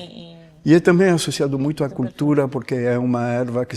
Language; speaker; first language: Portuguese; non-native, fluent; French